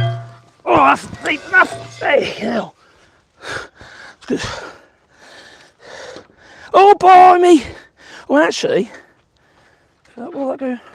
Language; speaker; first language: English; native; English